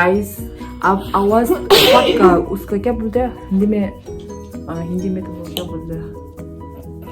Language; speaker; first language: Hindi; non-native, local second language; Tibetan